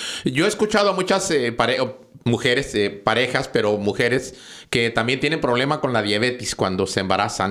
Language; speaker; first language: Spanish; native; Spanish